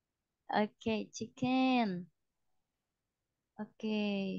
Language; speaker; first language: English; non-native, fluent; Indonesian